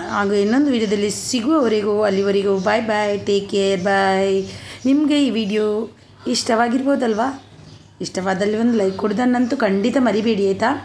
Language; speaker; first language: Kannada; non-native, local second language; Tulu